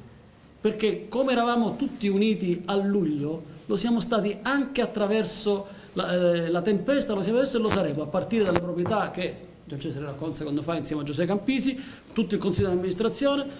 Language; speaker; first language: Italian; native; Italian